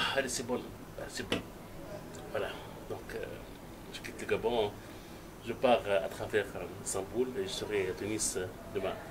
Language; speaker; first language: French; non-native, local second language; Arabic